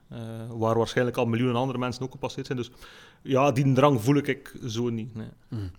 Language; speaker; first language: Dutch; native; Dutch